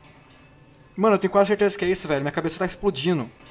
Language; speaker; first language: Portuguese; native; Portuguese